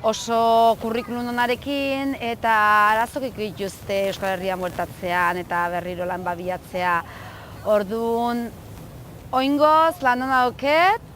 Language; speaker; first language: Basque; non-native, local second language; Spanish